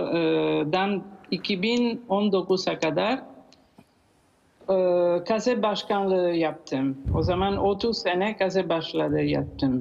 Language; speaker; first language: Turkish; non-native, learner; Italian